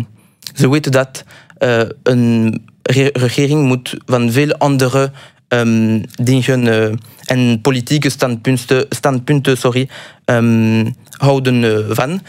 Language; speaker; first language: Dutch; non-native, local second language; French